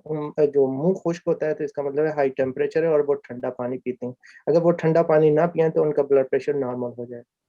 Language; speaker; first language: Urdu; native; Urdu